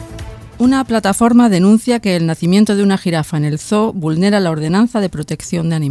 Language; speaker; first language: Spanish; native; Spanish